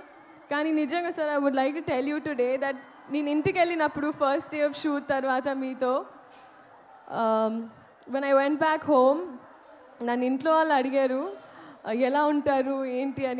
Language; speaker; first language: Telugu; non-native, fluent; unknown